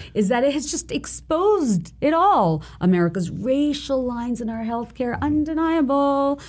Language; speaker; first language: English; non-native, local second language; Bangla